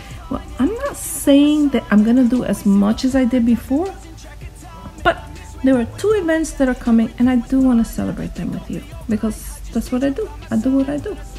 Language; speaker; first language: English; native; English